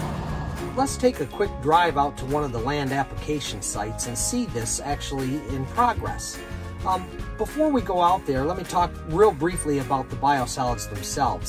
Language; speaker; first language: English; native; English